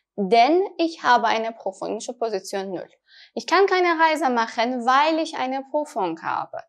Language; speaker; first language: German; non-native, fluent; Persian